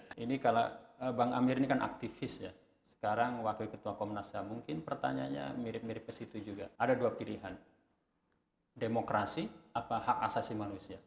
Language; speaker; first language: Indonesian; native; Indonesian